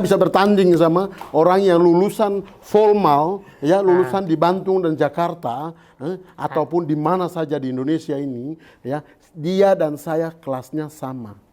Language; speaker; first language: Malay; non-native, local second language; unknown